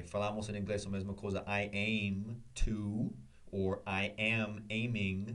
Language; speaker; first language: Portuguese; non-native, learner; English